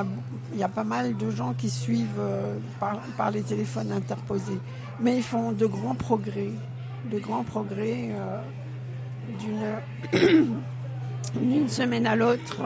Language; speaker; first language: French; native; French